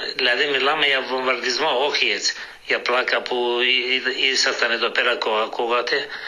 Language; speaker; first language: Greek; early bilingual, heritage; Greek